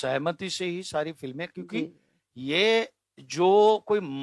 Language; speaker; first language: Hindi; native; Hindi